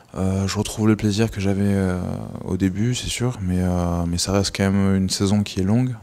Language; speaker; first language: French; native; French